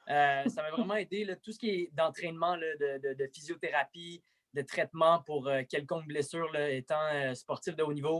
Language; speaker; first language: French; native; French